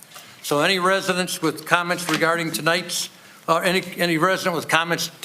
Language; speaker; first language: English; native; English